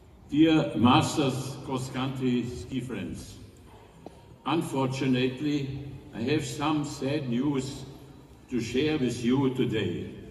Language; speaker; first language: English; non-native, fluent; German